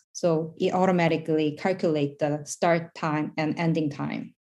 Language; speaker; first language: English; non-native, fluent; Korean